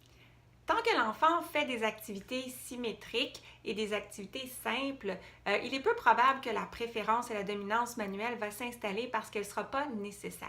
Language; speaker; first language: French; native; French